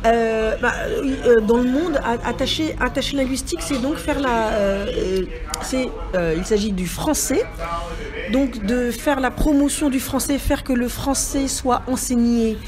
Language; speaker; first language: French; native; French